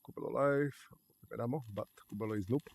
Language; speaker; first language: English; non-native, learner; Slovak